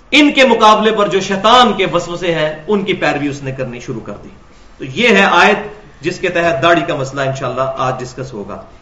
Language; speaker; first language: Urdu; non-native, local second language; Punjabi